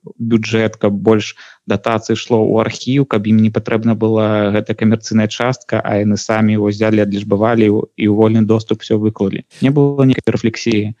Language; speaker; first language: Belarusian; non-native, local second language; Russian